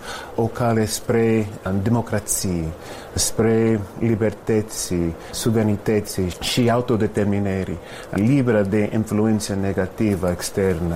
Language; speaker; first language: Romanian; non-native, fluent; English